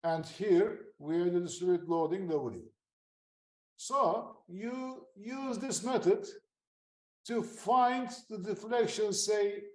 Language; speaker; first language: English; non-native, fluent; Turkish